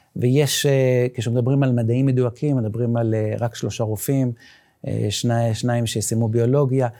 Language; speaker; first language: Hebrew; non-native, local second language; Yiddish